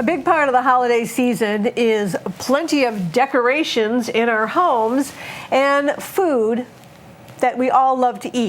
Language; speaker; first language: English; native; English